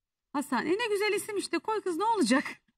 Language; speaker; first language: Turkish; native; Turkish